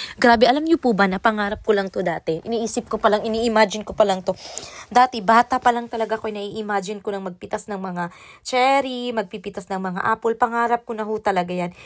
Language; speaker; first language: Filipino; non-native, local second language; Cebuano